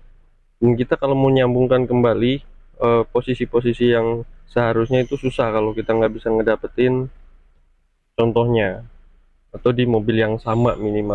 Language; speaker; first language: Indonesian; native; Indonesian